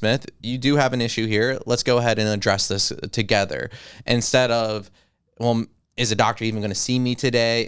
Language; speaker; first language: English; native; English